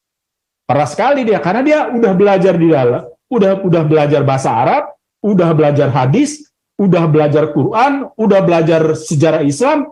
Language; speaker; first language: Indonesian; native; Indonesian